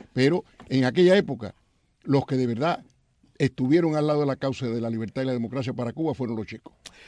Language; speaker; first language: Spanish; native; Spanish